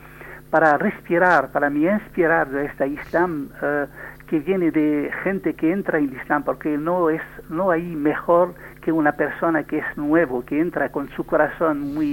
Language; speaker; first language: Spanish; non-native, learner; French